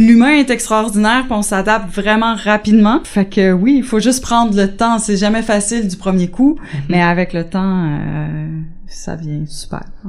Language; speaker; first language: French; native; French